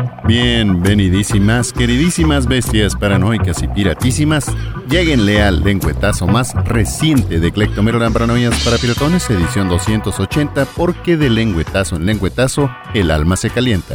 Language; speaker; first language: Spanish; native; Spanish